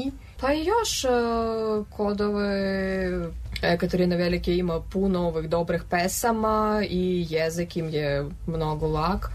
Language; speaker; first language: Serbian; non-native, learner; Russian